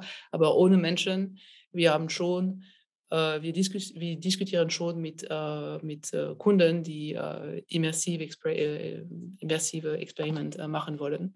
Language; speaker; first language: German; non-native, fluent; French